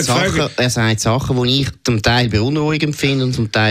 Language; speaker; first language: German; native; German